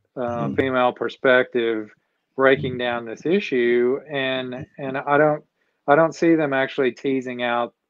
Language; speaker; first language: English; native; English